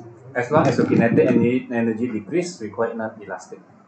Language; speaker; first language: English; non-native, local second language; Malay